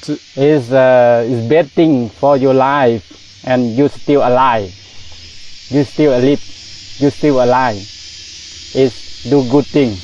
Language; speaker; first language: English; non-native, learner; Thai